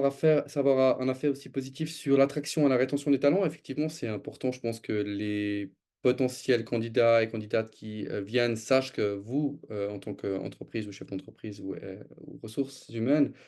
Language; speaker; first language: French; native; French